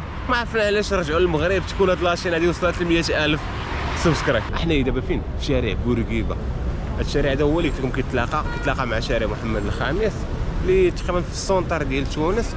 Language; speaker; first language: Arabic; native; Arabic